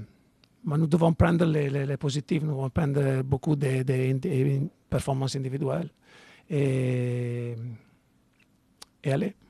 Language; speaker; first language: French; non-native, learner; Italian